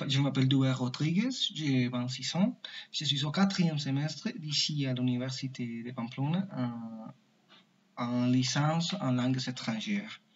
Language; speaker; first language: French; non-native, learner; Spanish